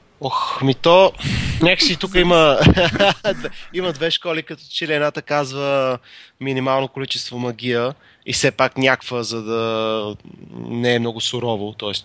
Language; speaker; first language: Bulgarian; native; Bulgarian